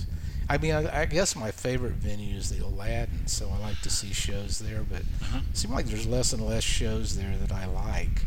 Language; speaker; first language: English; native; English